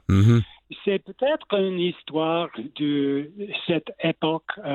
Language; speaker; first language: French; non-native, local second language; English